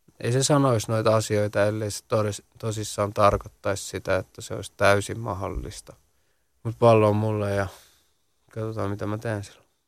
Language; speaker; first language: Finnish; early bilingual, other home language; Central Kurdish